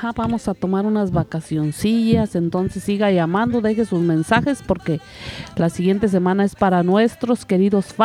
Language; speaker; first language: Spanish; native; Spanish